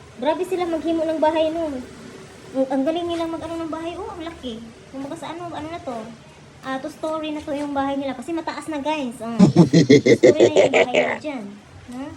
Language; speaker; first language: Filipino; non-native, local second language; Cebuano